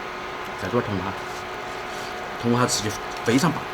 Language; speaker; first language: Chinese; native; Chinese